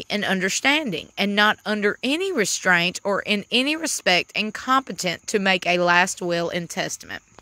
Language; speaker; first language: English; native; English